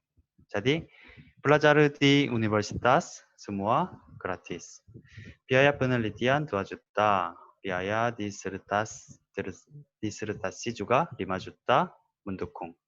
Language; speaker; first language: Indonesian; non-native, learner; Korean